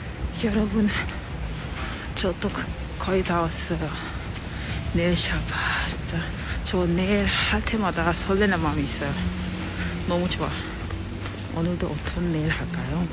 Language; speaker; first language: Korean; non-native, fluent; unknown